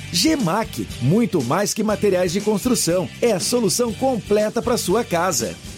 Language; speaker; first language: Portuguese; native; Portuguese